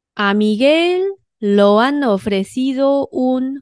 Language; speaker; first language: Spanish; non-native, fluent; Chinese